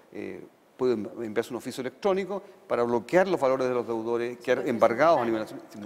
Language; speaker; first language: Spanish; native; Spanish